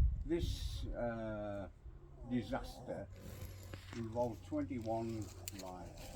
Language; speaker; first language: English; native; English